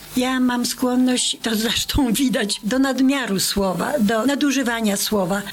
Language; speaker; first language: Polish; native; Polish